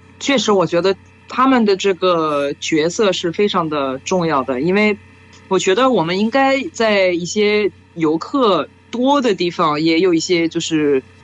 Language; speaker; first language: Chinese; non-native, fluent; French